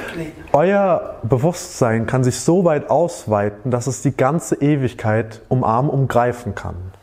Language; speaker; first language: German; native; German